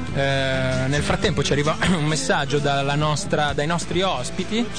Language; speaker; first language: Italian; native; Italian